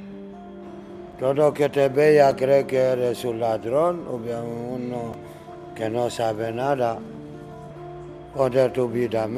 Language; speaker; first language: Spanish; non-native, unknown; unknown